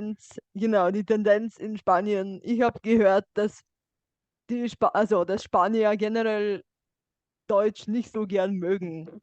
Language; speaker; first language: German; non-native, fluent; Bulgarian